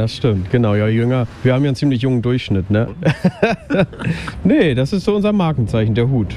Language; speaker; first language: German; native; German